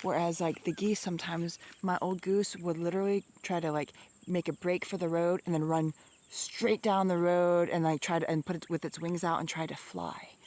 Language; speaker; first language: English; native; English